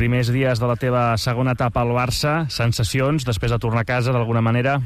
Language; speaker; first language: Catalan; native; Catalan